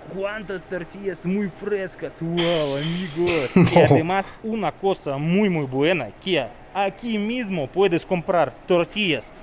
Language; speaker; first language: Spanish; non-native, learner; Russian